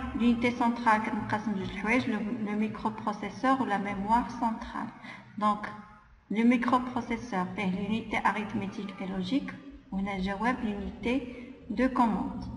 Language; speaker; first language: French; non-native, local second language; Arabic